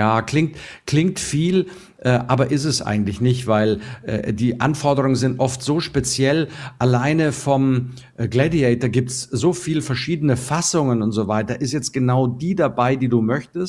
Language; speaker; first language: German; native; German